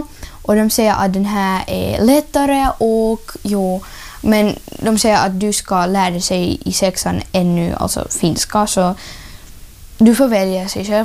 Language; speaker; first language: Swedish; non-native, learner; Ukrainian